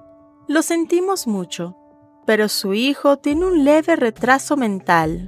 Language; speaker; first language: Spanish; native; Spanish